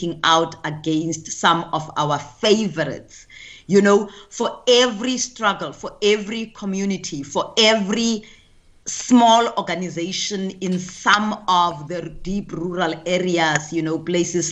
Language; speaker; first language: English; non-native, local second language; Tswana